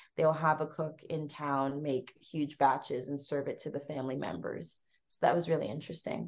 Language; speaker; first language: English; native; English